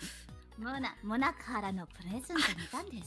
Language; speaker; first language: Japanese; non-native, learner; Indonesian